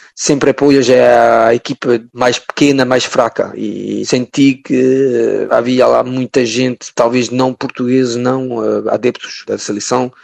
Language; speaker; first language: Portuguese; early bilingual, heritage; French